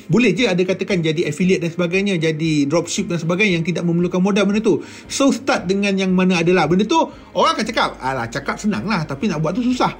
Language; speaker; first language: Malay; native; Malay